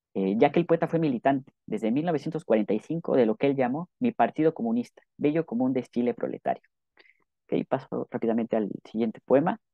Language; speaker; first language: Spanish; native; Spanish